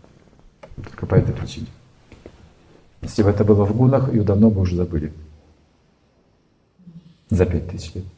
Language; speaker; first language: Russian; native; Russian